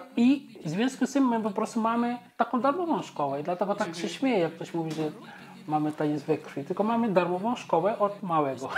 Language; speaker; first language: Polish; non-native, fluent; Wolof